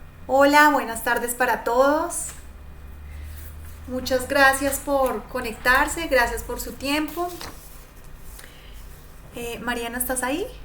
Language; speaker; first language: Spanish; native; Spanish